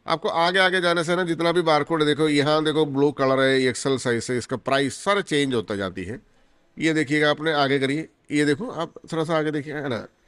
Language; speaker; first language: Hindi; non-native, local second language; Malayalam